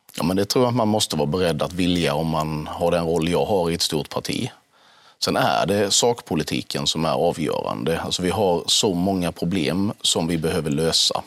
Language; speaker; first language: Swedish; native; Swedish